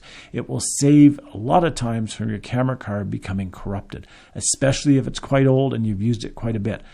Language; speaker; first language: English; native; English